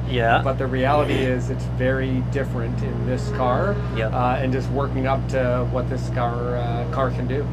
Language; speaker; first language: English; native; English